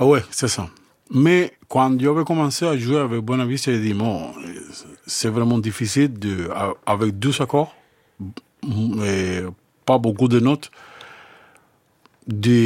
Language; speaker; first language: French; non-native, fluent; Spanish